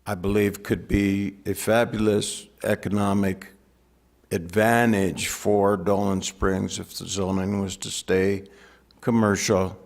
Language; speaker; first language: English; native; English